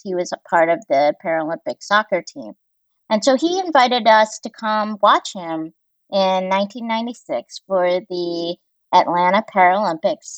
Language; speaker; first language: English; native; English